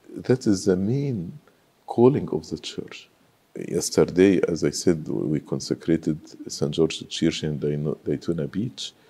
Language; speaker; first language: English; non-native, fluent; Arabic